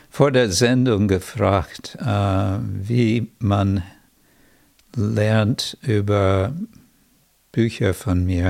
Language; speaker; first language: German; non-native, fluent; English